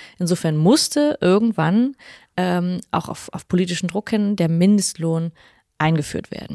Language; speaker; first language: German; native; German